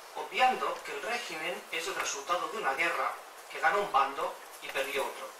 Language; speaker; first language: Spanish; non-native, local second language; Catalan